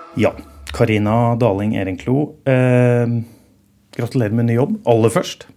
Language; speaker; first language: Norwegian; native; Norwegian